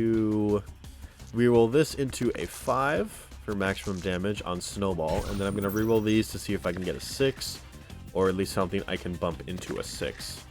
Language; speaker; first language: English; native; English